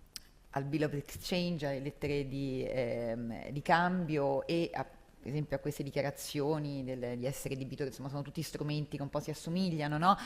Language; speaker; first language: Italian; native; Italian